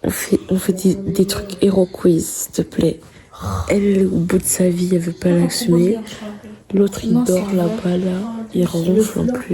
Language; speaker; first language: French; native; French